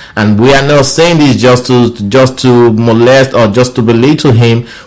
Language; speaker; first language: English; non-native, local second language; Yoruba